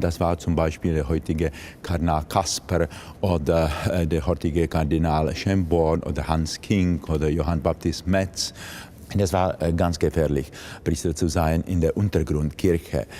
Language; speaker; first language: German; non-native, fluent; Czech